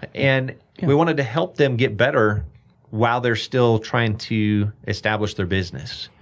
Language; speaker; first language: English; native; English